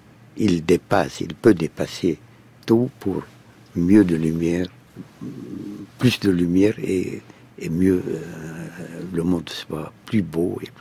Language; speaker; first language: French; non-native, fluent; Arabic